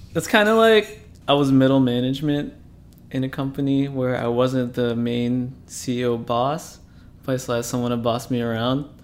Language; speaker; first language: English; early bilingual, other home language; Filipino